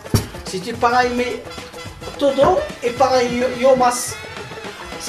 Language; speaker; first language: Spanish; non-native, learner; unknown